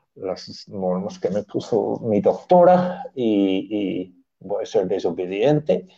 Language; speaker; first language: Spanish; non-native, fluent; English